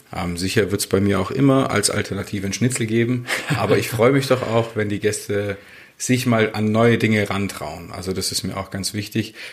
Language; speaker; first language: German; native; German